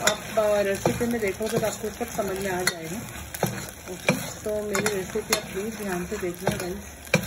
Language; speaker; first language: Hindi; non-native, local second language; Marathi